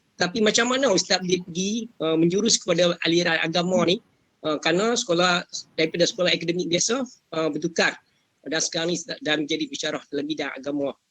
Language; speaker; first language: Malay; native; Malay